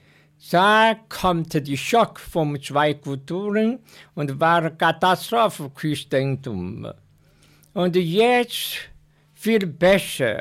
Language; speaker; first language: German; non-native, learner; Chinese